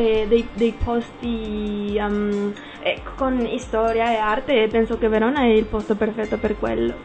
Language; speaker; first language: Italian; non-native, learner; Spanish